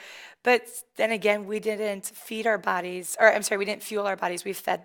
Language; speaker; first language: English; native; English